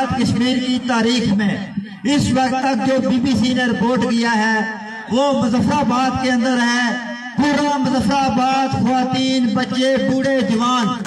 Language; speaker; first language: Urdu; non-native, local second language; Pahari-Potwari